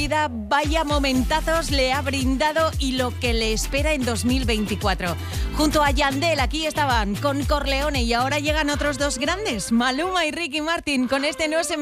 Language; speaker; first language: Spanish; native; Spanish